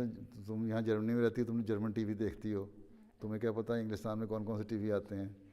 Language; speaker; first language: Urdu; native; Urdu